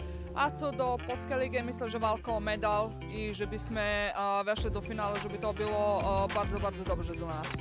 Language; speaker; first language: Polish; non-native, fluent; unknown